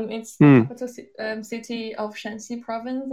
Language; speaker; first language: English; non-native, fluent; Chinese